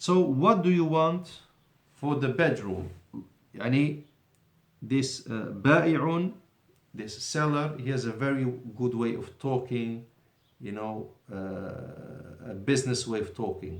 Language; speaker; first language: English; non-native, fluent; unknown